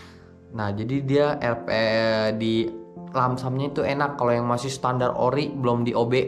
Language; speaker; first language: Indonesian; native; Indonesian